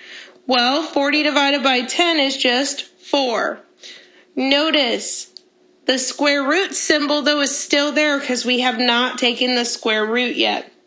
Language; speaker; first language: English; native; English